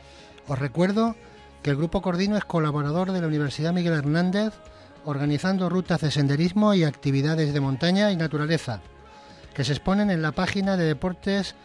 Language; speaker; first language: Spanish; native; Spanish